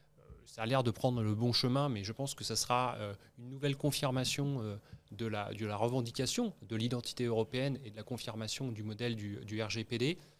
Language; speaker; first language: French; native; French